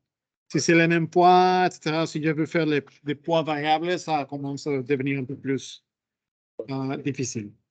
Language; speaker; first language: French; non-native, fluent; Spanish